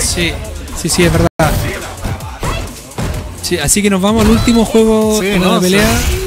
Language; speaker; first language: Spanish; native; Spanish